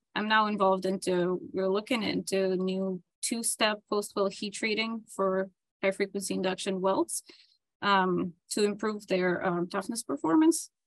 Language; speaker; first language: English; non-native, fluent; Ukrainian